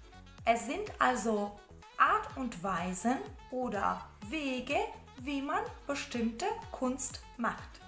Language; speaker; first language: German; non-native, fluent; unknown